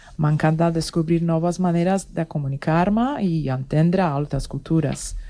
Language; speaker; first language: Spanish; non-native, fluent; Portuguese